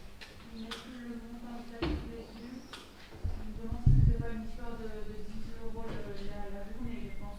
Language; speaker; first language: French; native; French